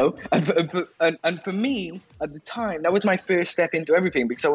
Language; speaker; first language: English; native; English